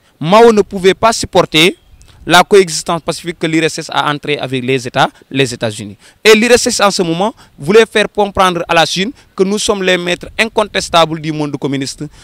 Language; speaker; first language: French; non-native, local second language; Wolof